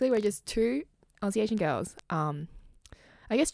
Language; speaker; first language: English; native; English